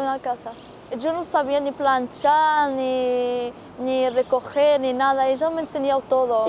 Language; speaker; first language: Spanish; non-native, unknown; Arabic